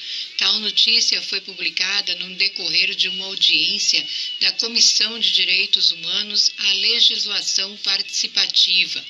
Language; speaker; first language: Portuguese; native; Portuguese